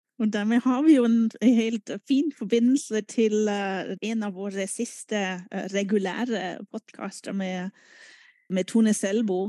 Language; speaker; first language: Norwegian; non-native, fluent; German